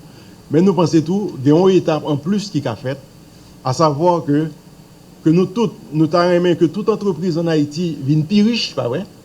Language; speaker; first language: French; non-native, local second language; Haitian Creole